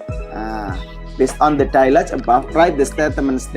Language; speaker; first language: English; non-native, fluent; Indonesian